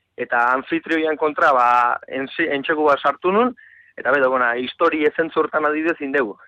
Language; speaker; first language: Basque; native; Basque